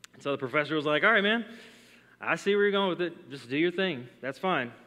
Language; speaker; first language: English; native; English